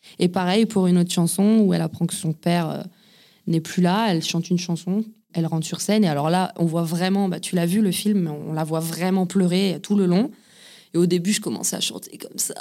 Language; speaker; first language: French; native; French